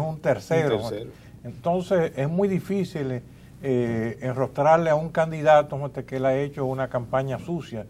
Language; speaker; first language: Spanish; native; Spanish